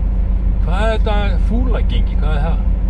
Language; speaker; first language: Icelandic; native; Icelandic